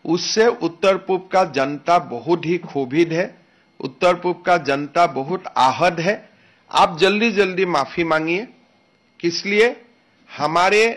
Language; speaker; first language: Hindi; non-native, local second language; Assamese